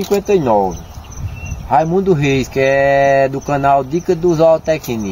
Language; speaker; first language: Portuguese; native; Portuguese